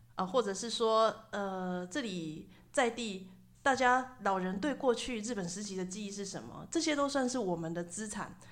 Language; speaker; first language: Chinese; native; Chinese